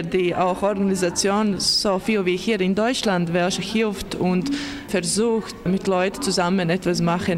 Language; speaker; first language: German; non-native, learner; Latvian